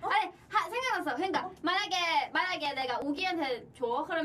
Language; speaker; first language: Korean; non-native, fluent; Thai